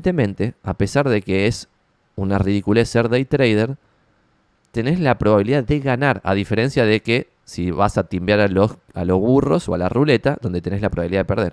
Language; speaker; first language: Spanish; native; Spanish